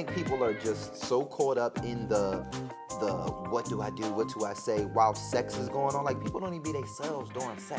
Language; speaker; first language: English; native; English